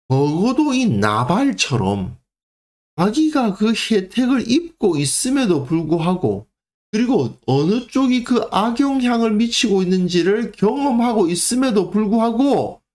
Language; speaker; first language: Korean; native; Korean